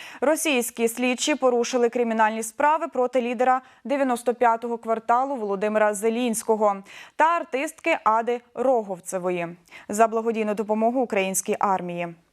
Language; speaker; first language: Ukrainian; native; Ukrainian